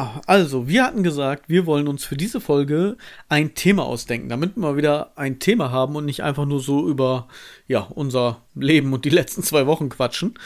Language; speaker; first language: German; native; German